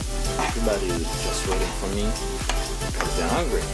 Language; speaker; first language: English; non-native, learner; Haitian Creole